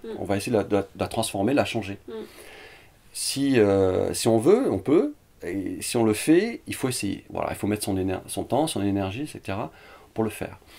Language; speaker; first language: French; early bilingual, other home language; Vietnamese